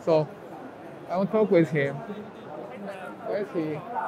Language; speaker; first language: English; non-native, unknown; Japanese